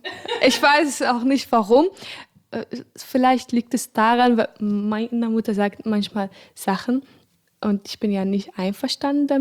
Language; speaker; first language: German; non-native, fluent; Arabic